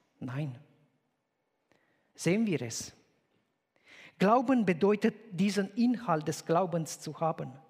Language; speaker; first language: German; non-native, fluent; Romanian